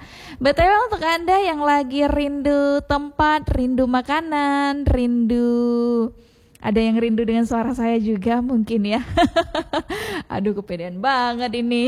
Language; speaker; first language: Indonesian; native; Indonesian